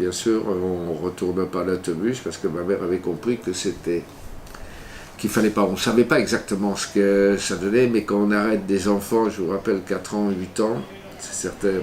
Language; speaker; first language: French; native; French